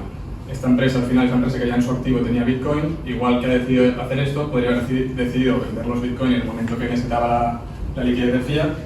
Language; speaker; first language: Spanish; native; Spanish